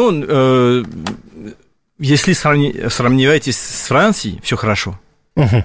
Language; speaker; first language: Russian; non-native, fluent; French